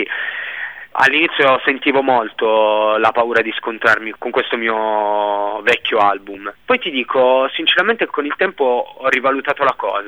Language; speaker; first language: Italian; native; Italian